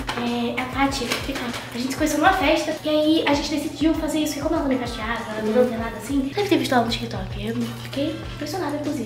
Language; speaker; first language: Portuguese; native; Portuguese